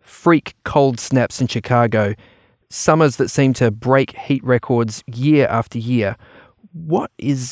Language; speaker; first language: English; native; English